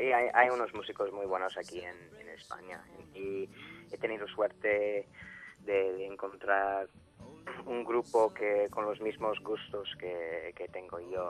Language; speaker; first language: Spanish; non-native, fluent; English